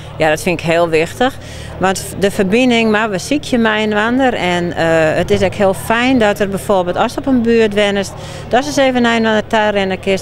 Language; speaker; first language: Dutch; non-native, local second language; Western Frisian